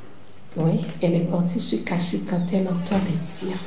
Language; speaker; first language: French; non-native, local second language; Haitian Creole